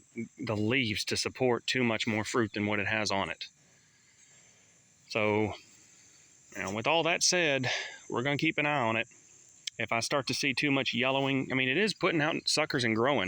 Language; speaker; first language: English; native; English